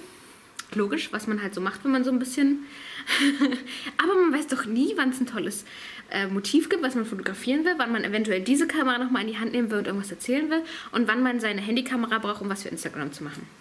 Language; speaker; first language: German; native; German